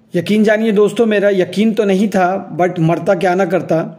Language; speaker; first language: Hindi; non-native, local second language; Urdu